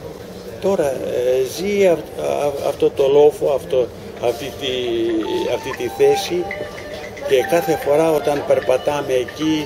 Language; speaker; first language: Greek; non-native, learner; Ukrainian